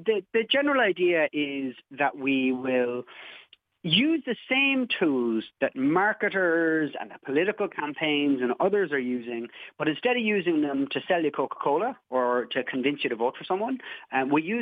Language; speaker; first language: English; native; English